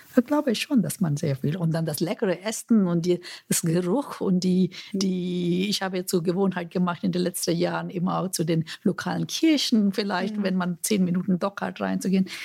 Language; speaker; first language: German; non-native, fluent; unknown